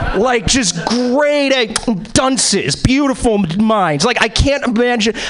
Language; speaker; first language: English; native; English